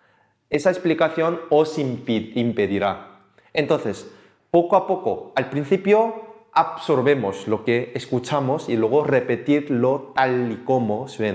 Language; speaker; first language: Spanish; non-native, fluent; Korean